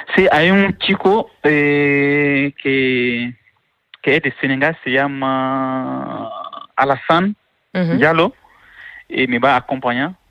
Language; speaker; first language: Spanish; non-native, learner; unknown